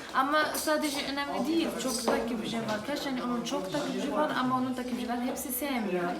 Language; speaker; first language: Turkish; non-native, learner; Arabic